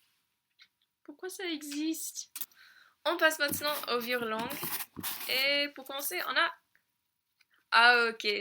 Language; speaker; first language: French; non-native, fluent; English